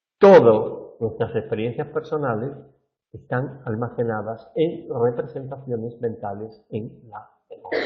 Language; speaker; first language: Spanish; native; Spanish